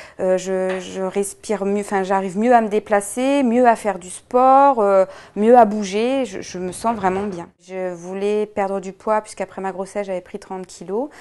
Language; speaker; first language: French; native; French